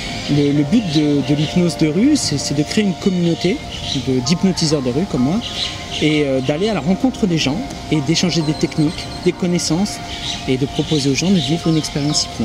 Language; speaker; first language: French; native; French